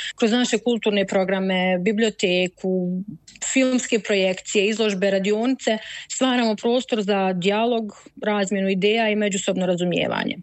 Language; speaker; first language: Croatian; native; Croatian